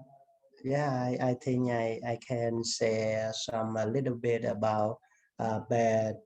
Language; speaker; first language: English; non-native, learner; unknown